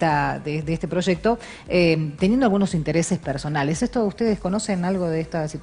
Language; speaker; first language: Spanish; native; Spanish